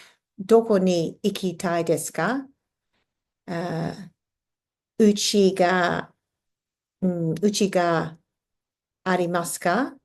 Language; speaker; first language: Japanese; non-native, fluent; English